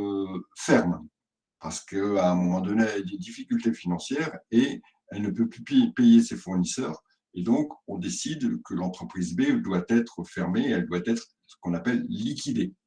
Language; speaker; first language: French; native; French